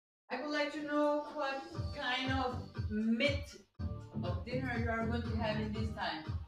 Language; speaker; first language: English; non-native, learner; Spanish